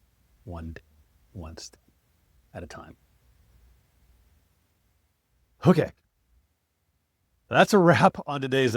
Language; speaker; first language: English; native; English